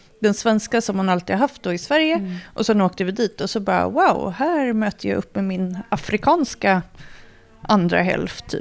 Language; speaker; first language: Swedish; native; Swedish